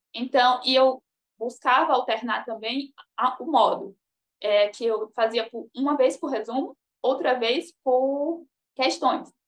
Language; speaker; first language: Portuguese; native; Portuguese